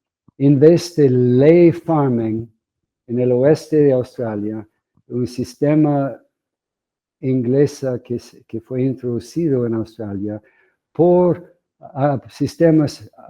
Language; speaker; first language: Spanish; non-native, fluent; English